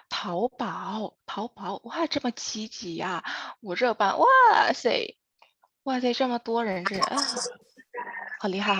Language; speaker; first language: Chinese; non-native, fluent; Indonesian